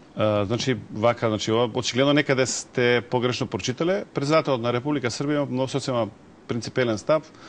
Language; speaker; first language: Macedonian; non-native, local second language; Serbian